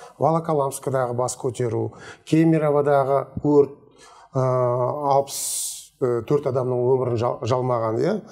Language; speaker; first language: Kazakh; native; Kazakh